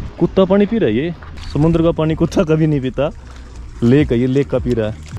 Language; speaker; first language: Hindi; native; Hindi